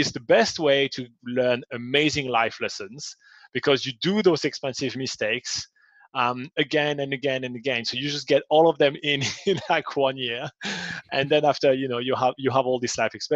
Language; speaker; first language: English; non-native, fluent; French